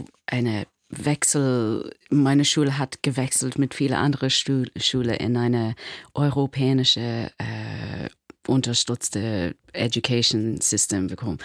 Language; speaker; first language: German; non-native, fluent; English